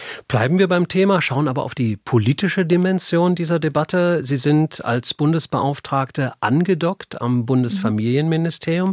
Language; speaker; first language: German; native; German